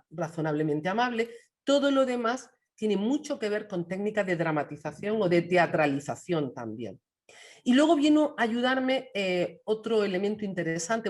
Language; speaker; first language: Spanish; native; Spanish